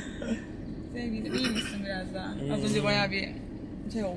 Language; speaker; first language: Turkish; native; Turkish